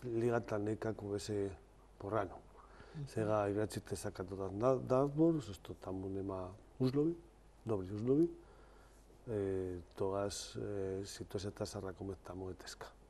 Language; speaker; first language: Macedonian; non-native, learner; Spanish